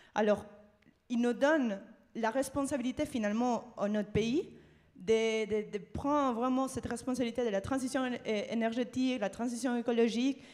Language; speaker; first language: French; non-native, fluent; Spanish